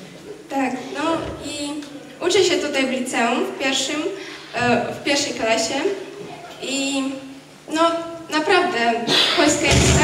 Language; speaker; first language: Polish; non-native, fluent; Crimean Tatar